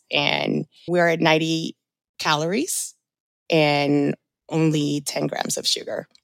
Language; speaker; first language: English; early bilingual, other home language; Spanish